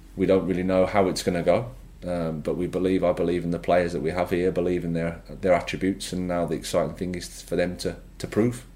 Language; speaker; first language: English; native; English